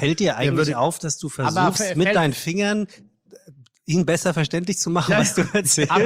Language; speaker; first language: German; native; German